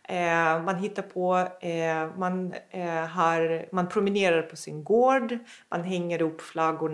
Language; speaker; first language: Swedish; non-native, fluent; Russian